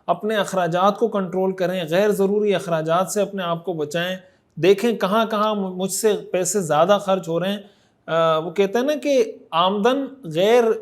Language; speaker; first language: Urdu; native; Urdu